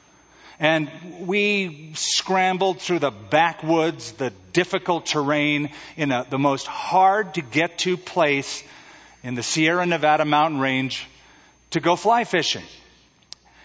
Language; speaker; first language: English; native; English